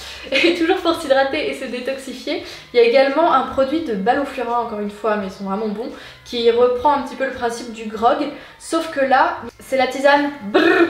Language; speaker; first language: French; native; French